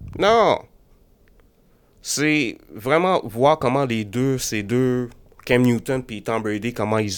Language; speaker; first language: French; native; French